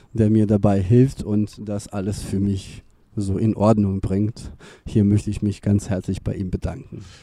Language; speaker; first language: German; non-native, fluent; Serbian